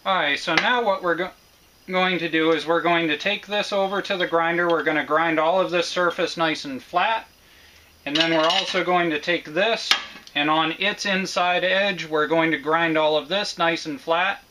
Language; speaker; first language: English; native; English